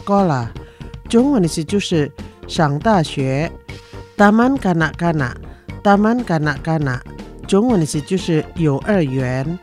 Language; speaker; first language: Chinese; non-native, learner; Indonesian